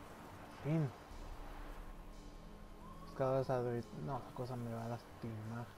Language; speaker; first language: Spanish; early bilingual, heritage; Spanish